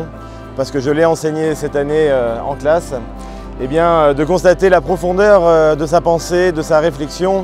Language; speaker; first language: French; native; French